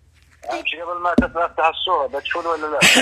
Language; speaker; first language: Arabic; native; Arabic